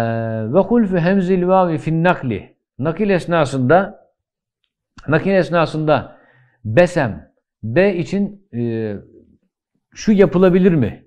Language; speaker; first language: Turkish; native; Turkish